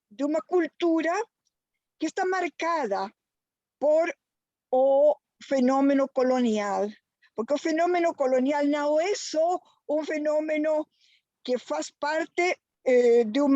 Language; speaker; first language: Portuguese; non-native, fluent; Spanish